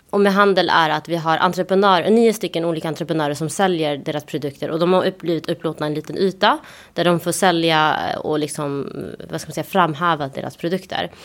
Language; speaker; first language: Swedish; early bilingual, other home language; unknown